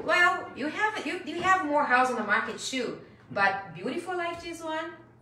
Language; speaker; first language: English; non-native, fluent; Portuguese